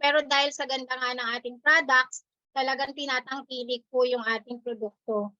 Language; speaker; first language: Filipino; native; Filipino